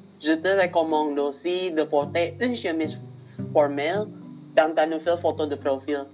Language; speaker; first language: French; non-native, learner; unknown